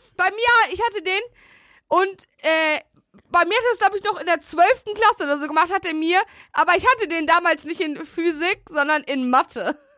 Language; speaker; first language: German; native; German